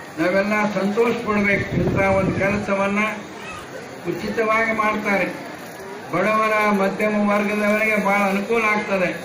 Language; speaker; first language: Kannada; native; Kannada